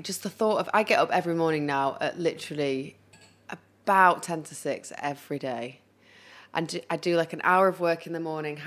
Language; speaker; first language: English; native; English